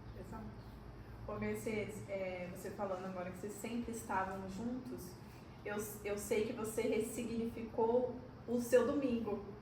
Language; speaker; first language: Portuguese; native; Portuguese